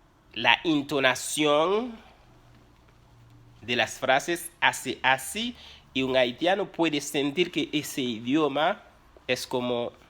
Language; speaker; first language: Spanish; non-native, fluent; Haitian Creole